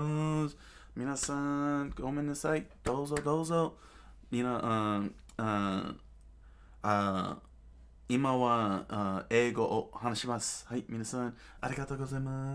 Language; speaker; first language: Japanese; non-native, learner; English